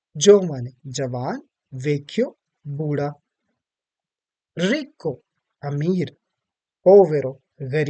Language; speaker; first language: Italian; non-native, learner; Urdu